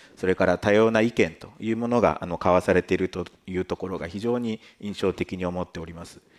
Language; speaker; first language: Japanese; native; Japanese